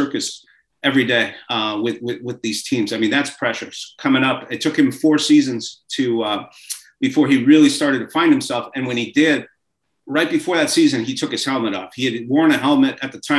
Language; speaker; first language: English; native; English